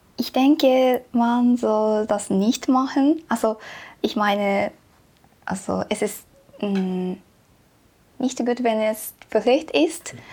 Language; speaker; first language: German; non-native, learner; Japanese